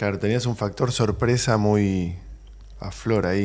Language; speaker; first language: Spanish; native; Spanish